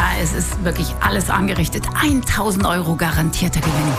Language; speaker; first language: German; native; German